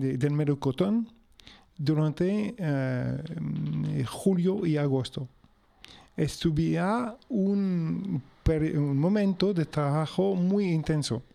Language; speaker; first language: Spanish; non-native, local second language; French